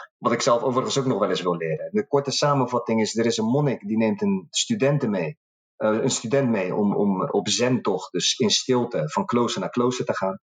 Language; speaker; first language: Dutch; early bilingual, other home language; Arabic